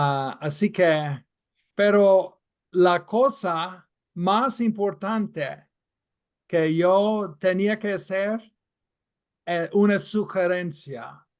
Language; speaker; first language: Spanish; non-native, fluent; English